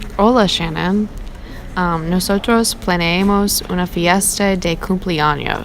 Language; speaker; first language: Spanish; non-native, learner; English